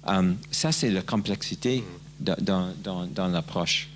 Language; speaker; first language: French; non-native, learner; English